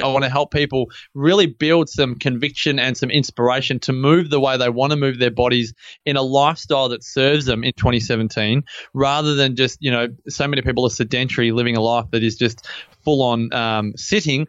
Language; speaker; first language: English; native; English